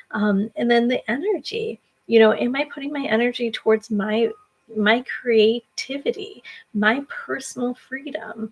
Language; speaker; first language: English; native; English